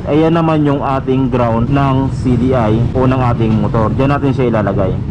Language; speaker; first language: Filipino; non-native, local second language; Pangasinan